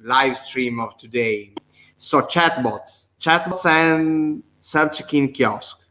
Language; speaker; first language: English; non-native, learner; Italian